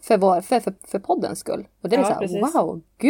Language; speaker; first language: Swedish; native; Swedish